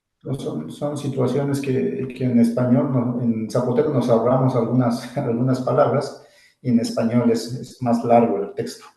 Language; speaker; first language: Spanish; non-native, local second language; Zapotec